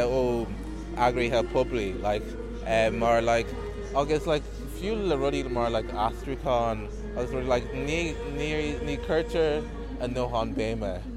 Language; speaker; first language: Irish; non-native, local second language; English